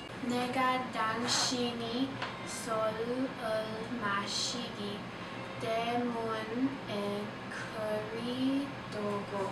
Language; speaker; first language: Korean; non-native, learner; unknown